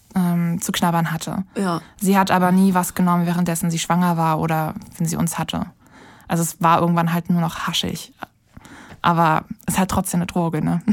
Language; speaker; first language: German; native; German